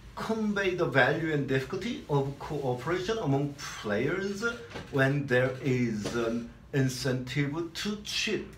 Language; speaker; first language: English; non-native, fluent; Korean